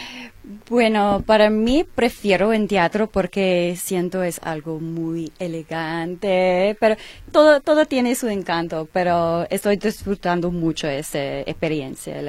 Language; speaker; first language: Spanish; non-native, learner; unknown